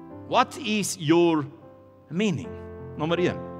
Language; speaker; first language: English; non-native, local second language; Afrikaans